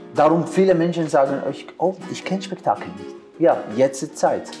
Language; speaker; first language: German; non-native, learner; Arabic